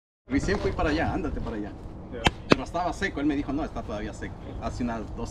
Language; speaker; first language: Spanish; native; Spanish